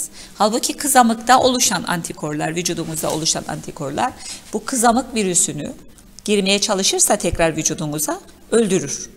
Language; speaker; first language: Turkish; native; Turkish